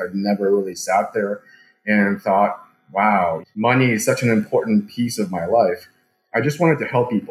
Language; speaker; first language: English; early bilingual, other home language; Russian